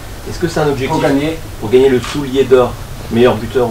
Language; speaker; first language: French; native; French